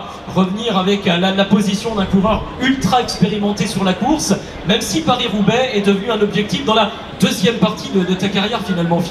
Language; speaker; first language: French; native; French